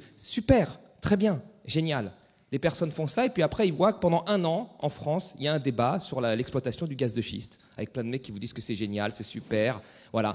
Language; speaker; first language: French; native; French